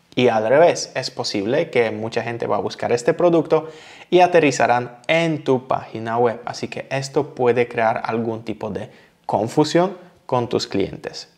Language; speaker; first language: Spanish; non-native, fluent; Polish